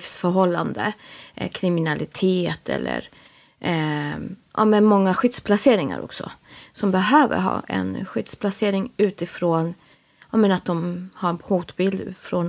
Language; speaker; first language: Swedish; native; Swedish